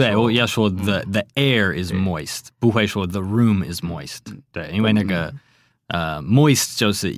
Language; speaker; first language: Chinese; non-native, fluent; English